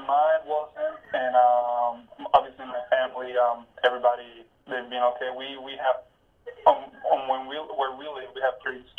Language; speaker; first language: English; non-native, fluent; Spanish